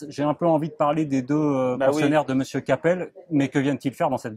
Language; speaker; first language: French; native; French